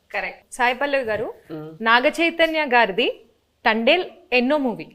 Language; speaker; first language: Telugu; native; Telugu